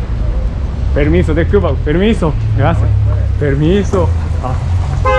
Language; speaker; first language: Spanish; non-native, learner; Japanese